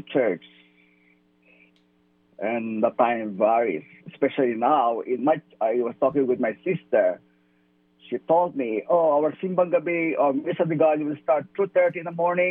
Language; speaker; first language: English; non-native, local second language; Filipino